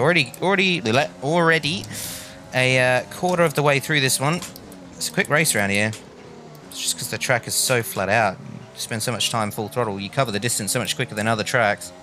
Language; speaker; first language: English; native; English